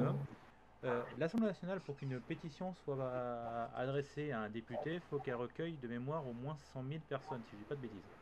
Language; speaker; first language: French; native; French